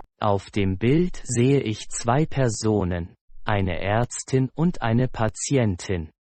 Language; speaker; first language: German; non-native, fluent; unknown